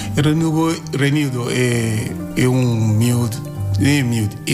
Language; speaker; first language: Portuguese; non-native, learner; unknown